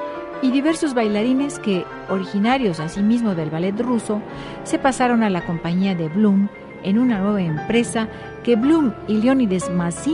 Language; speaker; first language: Spanish; native; Spanish